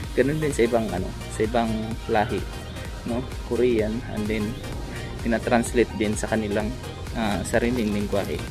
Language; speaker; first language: Filipino; native; Filipino